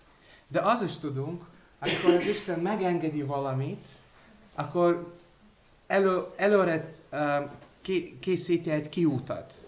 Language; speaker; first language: Hungarian; non-native, learner; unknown